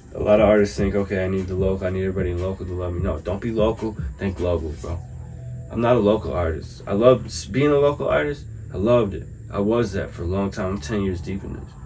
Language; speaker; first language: English; native; English